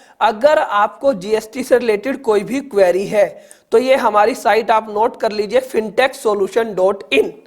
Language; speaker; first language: Hindi; native; Hindi